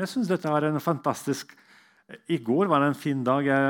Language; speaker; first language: Norwegian; non-native, fluent; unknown